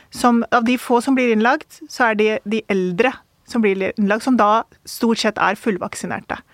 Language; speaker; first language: Norwegian; early bilingual, other home language; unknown